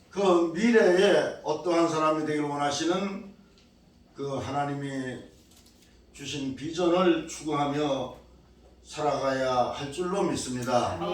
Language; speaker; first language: Korean; native; Korean